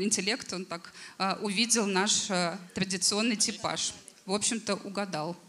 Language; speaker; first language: Russian; native; Russian